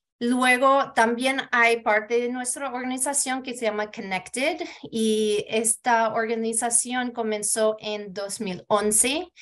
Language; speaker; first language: Spanish; early bilingual, heritage; Spanish